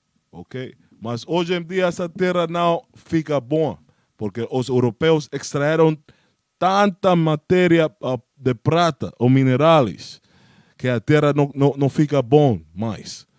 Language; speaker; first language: Portuguese; non-native, learner; Spanish